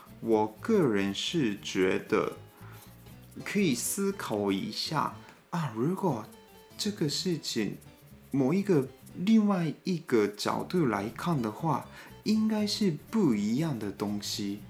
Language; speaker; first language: Chinese; non-native, fluent; Japanese